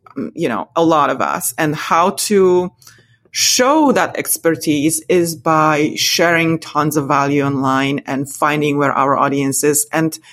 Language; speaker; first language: English; non-native, fluent; Polish